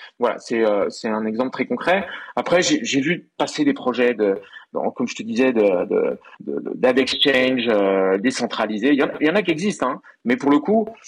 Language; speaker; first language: French; native; French